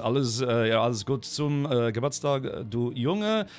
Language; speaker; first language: German; non-native, learner; English